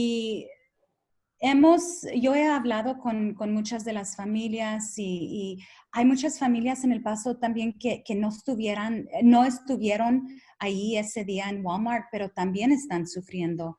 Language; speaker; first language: Spanish; early bilingual, heritage; Spanish